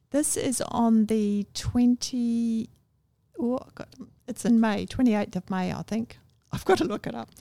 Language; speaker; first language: English; native; English